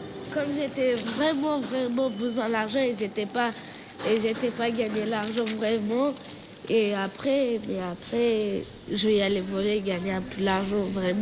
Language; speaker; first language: French; early bilingual, other home language; Romanian